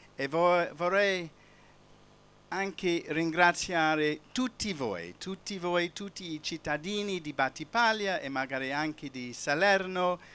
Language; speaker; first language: Italian; non-native, fluent; English